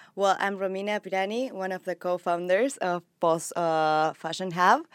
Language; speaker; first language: English; non-native, fluent; Spanish